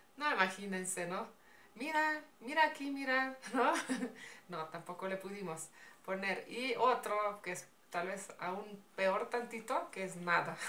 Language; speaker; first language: Spanish; non-native, fluent; Slovenian